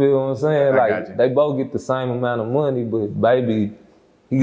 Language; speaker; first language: English; native; English